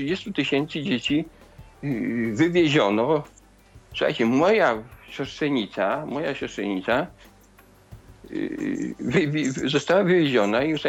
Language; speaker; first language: Polish; native; Polish